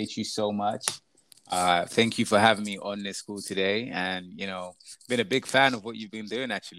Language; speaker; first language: English; native; English